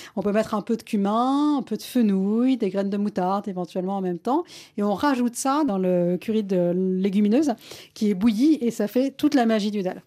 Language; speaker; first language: French; early bilingual, other home language; Malayalam